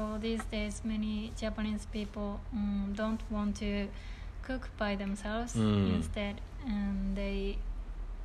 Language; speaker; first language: English; non-native, learner; Japanese